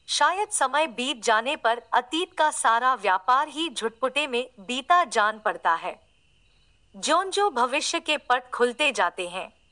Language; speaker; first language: Hindi; native; Hindi